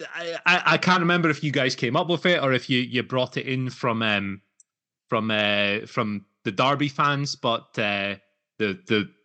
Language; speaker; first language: English; native; English